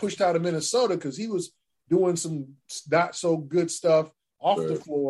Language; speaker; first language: English; native; English